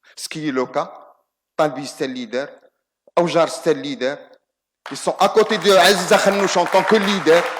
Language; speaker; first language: French; non-native, local second language; Arabic